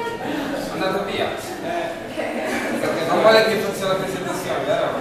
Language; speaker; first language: Italian; non-native, fluent; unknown